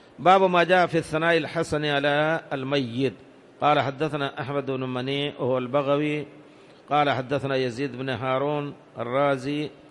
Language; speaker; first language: Arabic; non-native, fluent; Urdu